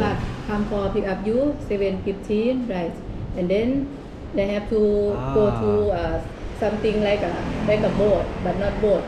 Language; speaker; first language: English; non-native, learner; Thai